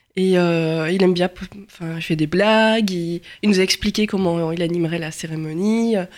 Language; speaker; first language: French; native; French